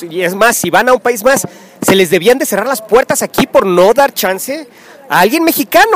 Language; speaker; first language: Spanish; native; Spanish